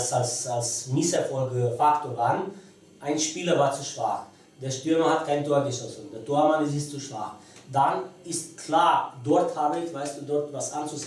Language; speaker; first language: German; non-native, fluent; Romanian